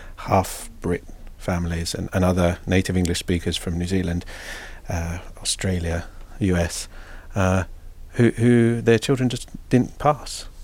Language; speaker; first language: English; native; English